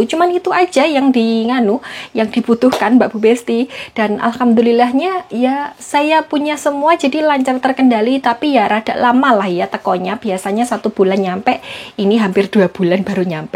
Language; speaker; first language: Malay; non-native, local second language; Javanese